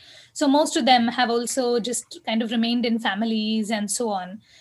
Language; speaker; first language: English; non-native, local second language; Kannada